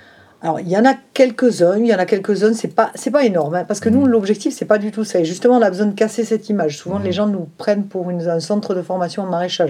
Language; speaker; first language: French; native; French